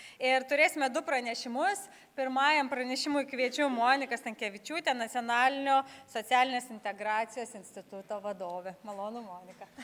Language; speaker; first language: Lithuanian; native; Lithuanian